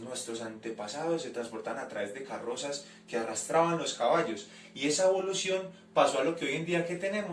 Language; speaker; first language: Spanish; native; Spanish